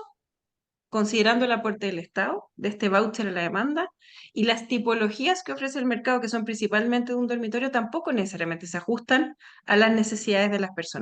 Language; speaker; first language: Spanish; native; Spanish